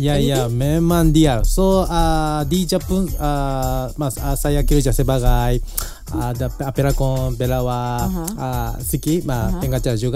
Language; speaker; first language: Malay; non-native, learner; Japanese